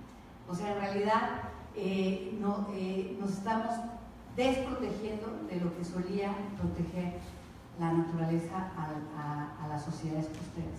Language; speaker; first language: Spanish; native; Spanish